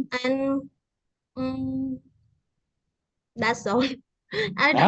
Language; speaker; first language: English; non-native, learner; Vietnamese